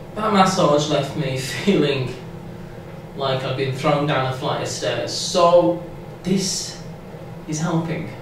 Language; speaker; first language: English; native; English